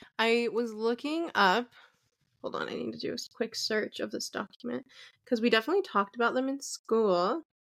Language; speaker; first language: English; early bilingual, other home language; Arabic